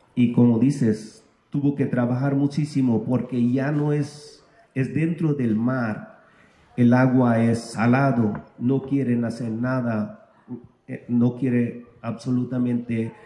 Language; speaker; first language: Spanish; non-native, fluent; Bangla